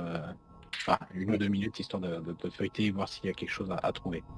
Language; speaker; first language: French; native; French